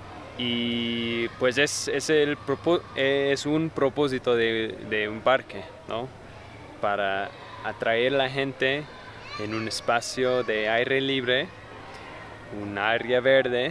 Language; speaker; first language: Spanish; non-native, fluent; English